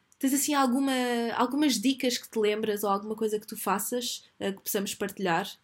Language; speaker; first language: Portuguese; native; Portuguese